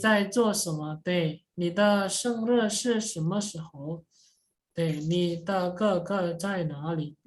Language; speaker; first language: Chinese; non-native, fluent; Indonesian